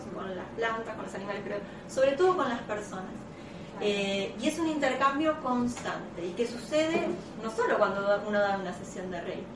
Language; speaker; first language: Spanish; native; Spanish